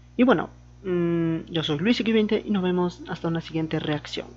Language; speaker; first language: Spanish; native; Spanish